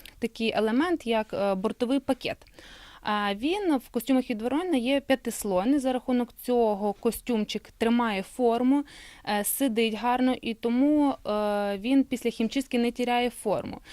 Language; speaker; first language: Ukrainian; native; Ukrainian